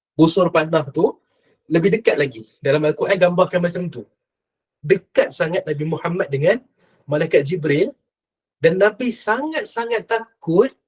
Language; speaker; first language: Malay; native; Malay